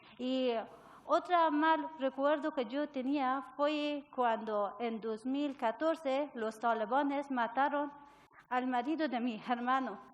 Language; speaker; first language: Spanish; non-native, learner; Persian